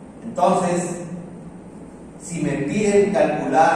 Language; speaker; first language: Spanish; native; Spanish